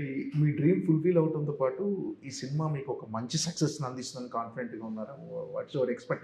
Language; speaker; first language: Telugu; native; Telugu